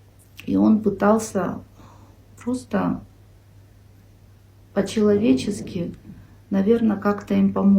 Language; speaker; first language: Russian; non-native, local second language; Kyrgyz